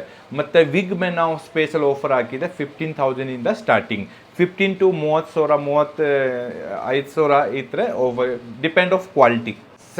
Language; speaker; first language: Kannada; non-native, local second language; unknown